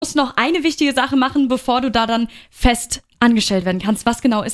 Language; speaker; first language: German; native; German